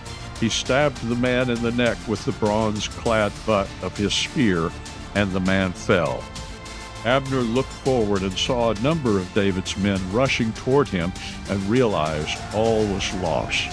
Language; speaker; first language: English; native; English